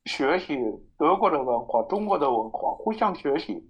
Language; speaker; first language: Chinese; non-native, learner; German